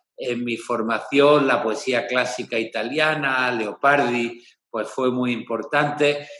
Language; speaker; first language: Spanish; native; Spanish